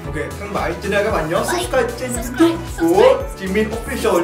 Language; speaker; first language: Vietnamese; non-native, fluent; Korean